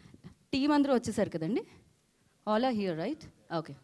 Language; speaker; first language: Telugu; native; Telugu